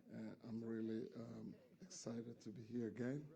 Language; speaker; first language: English; non-native, fluent; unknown